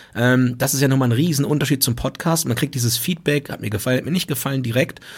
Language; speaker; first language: German; native; German